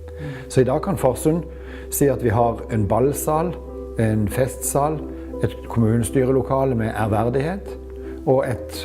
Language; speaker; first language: Norwegian; native; Norwegian